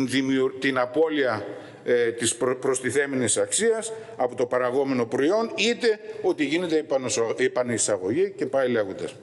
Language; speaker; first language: Greek; native; Greek